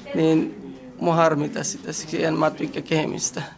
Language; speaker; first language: Finnish; non-native, learner; Arabic